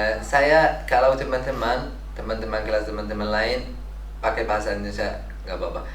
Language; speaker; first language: Indonesian; non-native, learner; Arabic